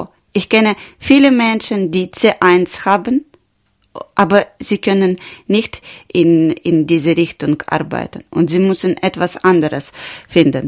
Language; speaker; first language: German; non-native, learner; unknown